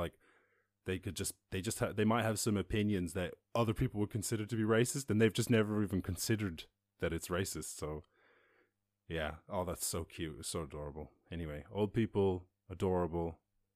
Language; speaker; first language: English; native; English